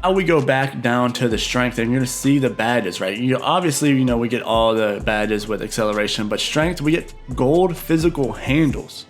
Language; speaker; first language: English; native; English